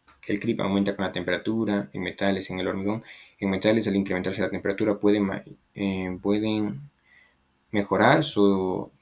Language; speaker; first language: Spanish; native; Spanish